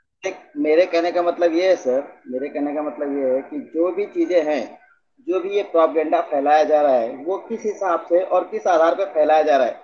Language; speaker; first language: Hindi; native; Hindi